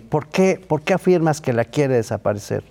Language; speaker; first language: Spanish; native; Spanish